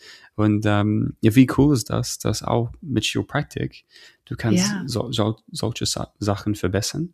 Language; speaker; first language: German; non-native, fluent; English